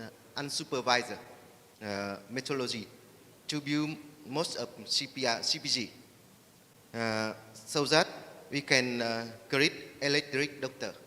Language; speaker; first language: English; non-native, learner; Vietnamese